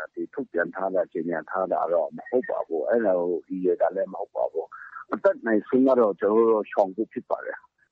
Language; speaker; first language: Burmese; non-native, local second language; Kachin